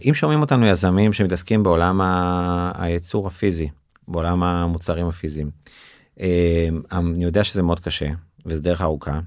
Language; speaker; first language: Hebrew; native; Hebrew